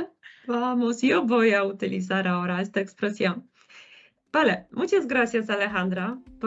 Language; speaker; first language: Spanish; non-native, fluent; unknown